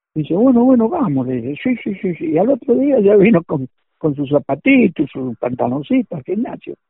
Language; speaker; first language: Spanish; native; Spanish